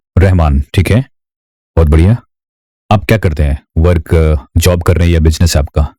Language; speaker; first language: Hindi; native; Hindi